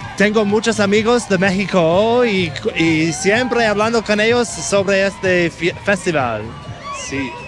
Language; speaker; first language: Spanish; non-native, learner; English